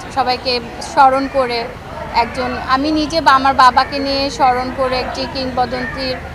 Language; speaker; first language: Bangla; native; Bangla